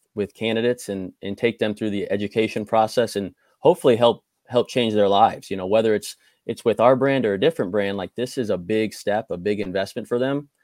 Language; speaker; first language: English; native; English